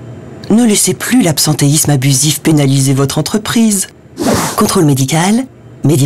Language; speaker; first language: French; native; French